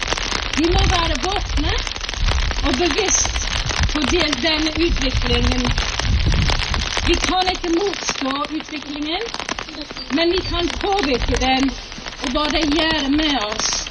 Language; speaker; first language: Norwegian; non-native, fluent; English